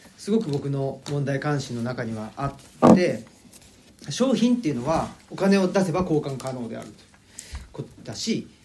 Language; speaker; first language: Japanese; native; Japanese